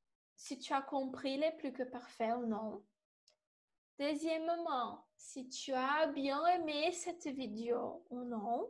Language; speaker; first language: French; non-native, fluent; Portuguese